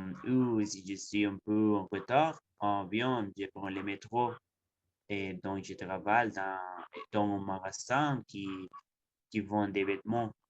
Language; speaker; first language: French; non-native, learner; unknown